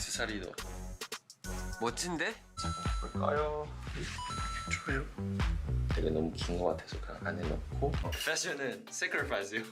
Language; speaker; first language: Korean; non-native, fluent; Japanese